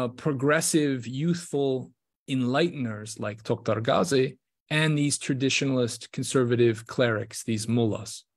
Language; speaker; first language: English; native; English